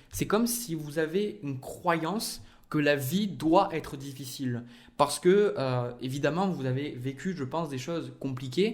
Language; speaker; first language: French; native; French